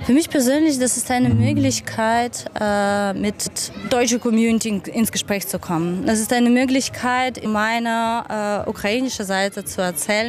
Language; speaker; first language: German; non-native, fluent; Ukrainian